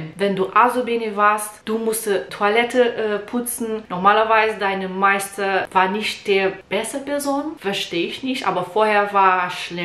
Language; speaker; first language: German; non-native, learner; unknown